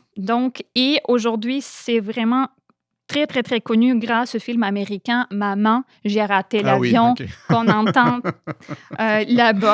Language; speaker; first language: French; non-native, fluent; Ukrainian